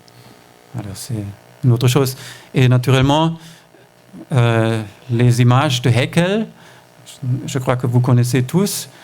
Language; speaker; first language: French; non-native, fluent; German